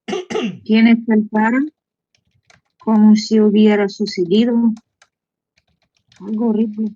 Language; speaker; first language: Spanish; non-native, learner; Russian